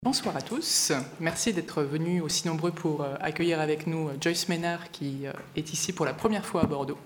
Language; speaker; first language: French; native; French